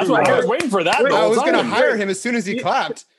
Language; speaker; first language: English; native; English